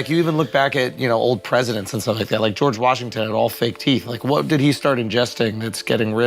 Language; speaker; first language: English; native; English